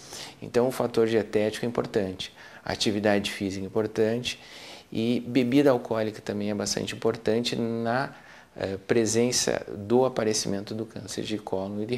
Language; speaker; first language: Portuguese; native; Portuguese